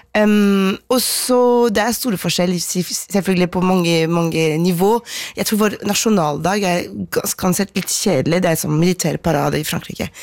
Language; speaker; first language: Norwegian; non-native, fluent; French